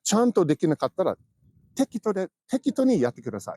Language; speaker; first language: Japanese; non-native, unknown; English